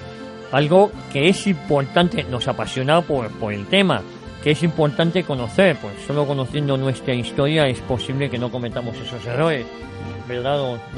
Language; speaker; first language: Spanish; native; Spanish